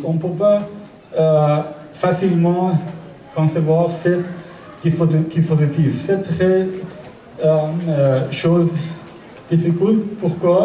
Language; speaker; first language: French; non-native, learner; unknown